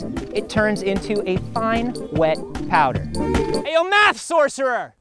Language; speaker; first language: English; native; English